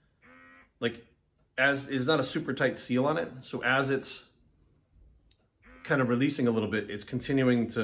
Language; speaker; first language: English; native; English